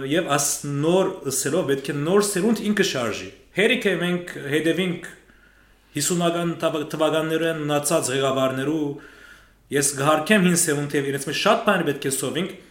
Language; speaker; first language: Armenian; early bilingual, heritage; Armenian